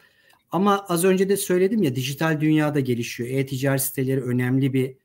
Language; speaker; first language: Turkish; native; Turkish